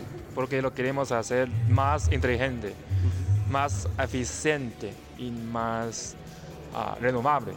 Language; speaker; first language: Spanish; non-native, learner; Chinese